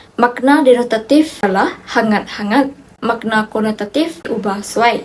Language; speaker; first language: Malay; non-native, local second language; Iban